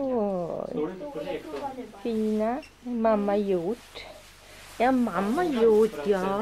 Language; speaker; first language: Swedish; non-native, learner; Spanish